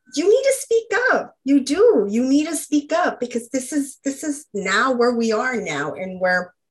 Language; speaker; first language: English; early bilingual, other home language; Spanish